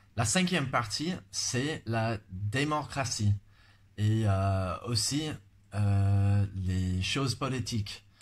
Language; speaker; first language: French; non-native, fluent; English